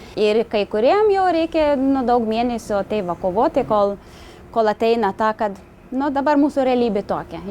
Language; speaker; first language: Lithuanian; non-native, fluent; Swedish